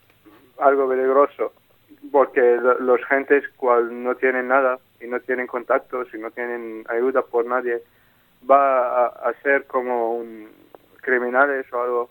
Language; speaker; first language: Spanish; non-native, learner; Arabic